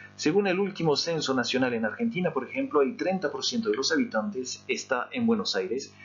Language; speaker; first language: Spanish; non-native, fluent; French